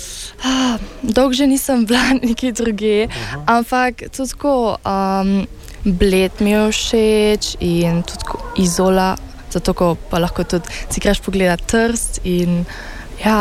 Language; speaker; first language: Slovenian; early bilingual, heritage; Slovenian